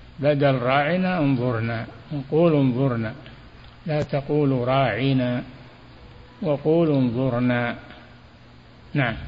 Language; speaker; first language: Arabic; native; Arabic